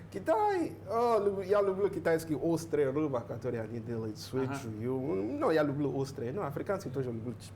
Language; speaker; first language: Russian; non-native, learner; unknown